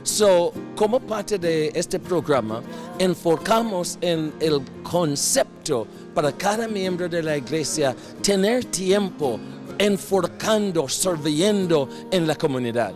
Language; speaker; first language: Spanish; non-native, fluent; English